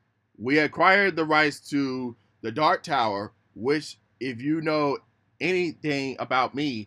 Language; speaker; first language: English; native; English